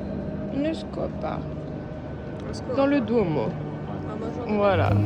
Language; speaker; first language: French; native; French